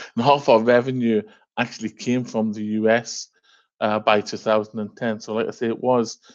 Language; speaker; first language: English; native; English